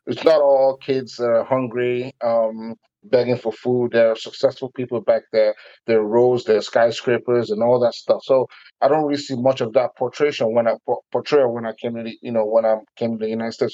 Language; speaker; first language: English; non-native, local second language; Igbo